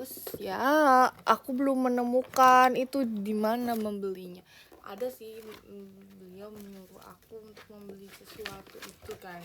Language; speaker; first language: Indonesian; native; Indonesian